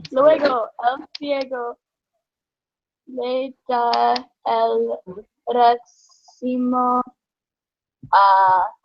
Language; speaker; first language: Spanish; non-native, learner; English